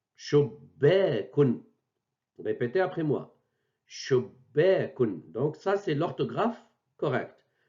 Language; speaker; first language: French; non-native, local second language; Arabic